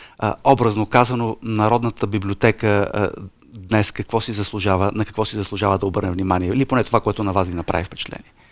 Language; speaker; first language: Bulgarian; native; Bulgarian